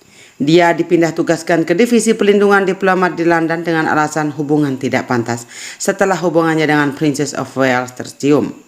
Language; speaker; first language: Indonesian; native; Indonesian